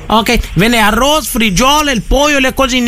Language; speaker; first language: Spanish; non-native, learner; Portuguese